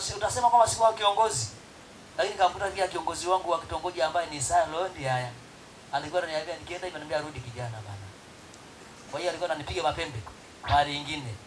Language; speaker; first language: Swahili; non-native, local second language; Masai